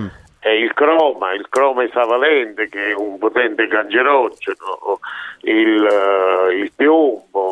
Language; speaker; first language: Italian; native; Italian